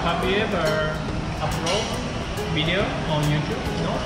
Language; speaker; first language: English; non-native, learner; Japanese